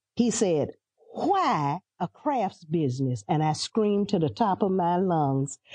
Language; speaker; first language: English; native; English